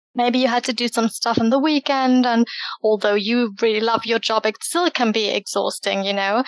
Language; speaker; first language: English; early bilingual, other home language; German